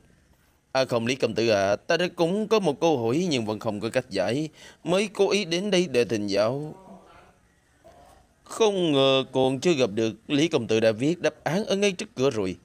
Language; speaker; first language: Vietnamese; native; Vietnamese